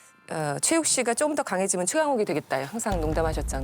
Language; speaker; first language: Korean; native; Korean